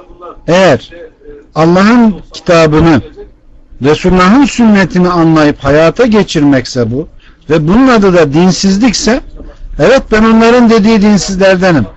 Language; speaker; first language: Turkish; native; Turkish